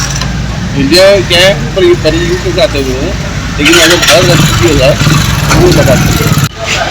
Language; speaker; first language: Hindi; native; Hindi